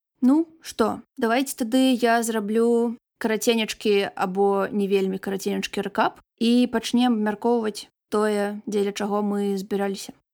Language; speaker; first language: Belarusian; non-native, local second language; Russian